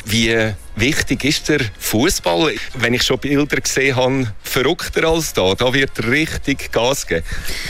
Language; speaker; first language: German; native; German